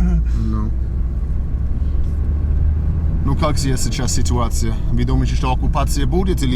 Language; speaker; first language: Russian; non-native, learner; English